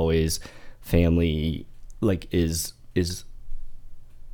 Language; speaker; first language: English; early bilingual, other home language; Vietnamese